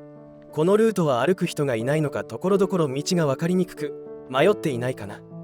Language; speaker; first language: Japanese; native; Japanese